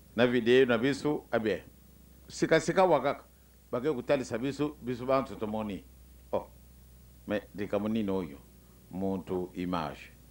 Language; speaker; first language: Lingala; non-native, local second language; Kongo